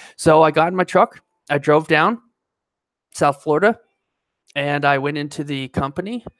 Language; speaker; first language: English; native; English